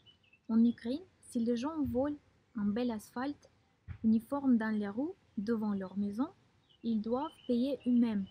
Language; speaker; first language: French; non-native, fluent; Russian